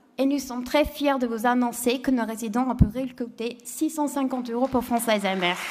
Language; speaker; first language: French; non-native, fluent; English